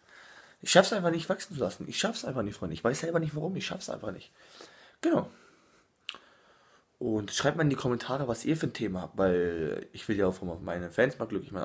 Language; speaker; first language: German; non-native, fluent; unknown